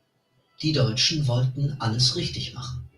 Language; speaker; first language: German; native; German